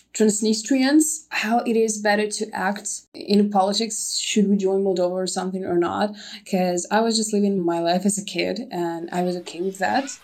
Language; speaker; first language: English; non-native, fluent; Russian